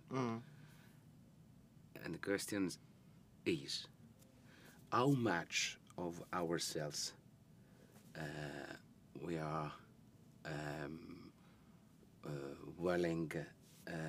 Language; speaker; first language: English; non-native, learner; Italian